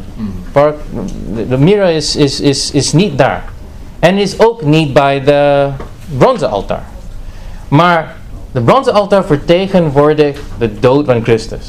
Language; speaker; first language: Dutch; non-native, fluent; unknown